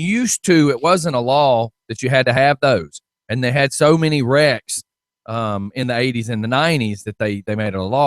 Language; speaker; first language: English; native; English